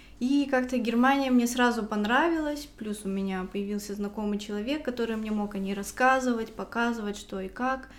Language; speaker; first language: Russian; native; Russian